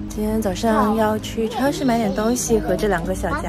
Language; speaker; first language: Chinese; native; Chinese